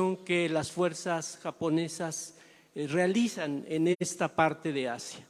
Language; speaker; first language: Spanish; native; Spanish